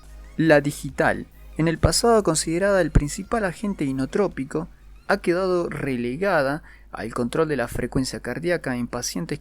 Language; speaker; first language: Spanish; native; Spanish